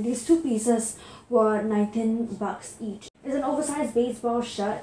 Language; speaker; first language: English; native; English